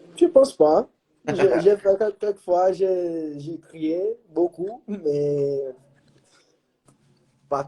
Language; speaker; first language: French; non-native, learner; Portuguese